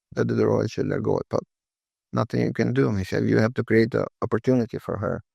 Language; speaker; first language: English; non-native, fluent; Albanian